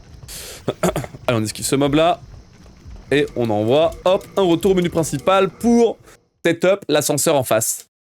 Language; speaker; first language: French; native; French